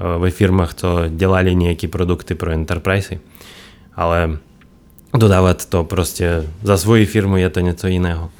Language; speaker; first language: Czech; non-native, fluent; Russian